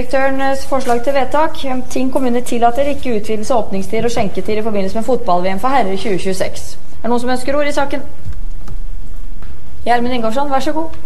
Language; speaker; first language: Norwegian; native; Norwegian